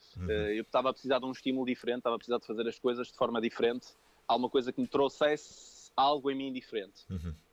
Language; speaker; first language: Portuguese; early bilingual, other home language; French